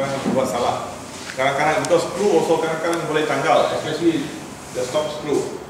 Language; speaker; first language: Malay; non-native, local second language; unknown